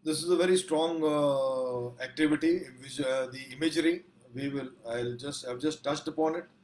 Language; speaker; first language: English; non-native, local second language; Punjabi